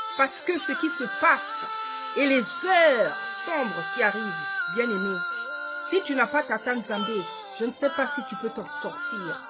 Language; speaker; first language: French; non-native, local second language; Lingala